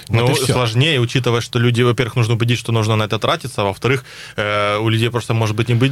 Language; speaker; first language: Russian; native; Russian